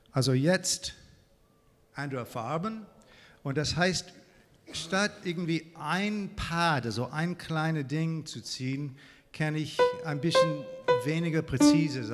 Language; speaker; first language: German; non-native, fluent; English